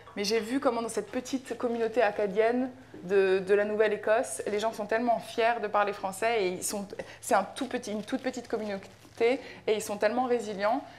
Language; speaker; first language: French; native; French